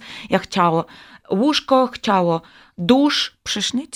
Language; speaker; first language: Ukrainian; non-native, local second language; Russian